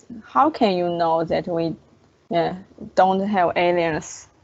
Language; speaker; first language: English; non-native, learner; Chinese